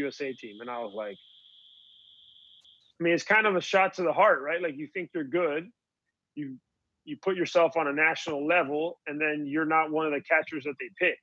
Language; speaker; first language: English; native; English